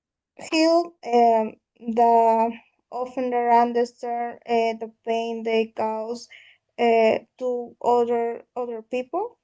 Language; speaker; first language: English; non-native, learner; Spanish